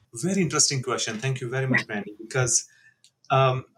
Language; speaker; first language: English; non-native, local second language; Hindi